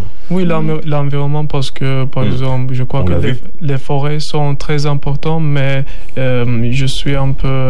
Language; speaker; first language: French; non-native, learner; Turkish